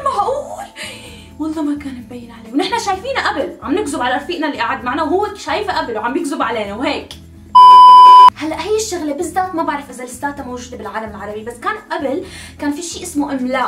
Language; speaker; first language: Arabic; native; Arabic